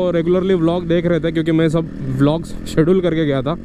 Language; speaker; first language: Hindi; non-native, local second language; Odia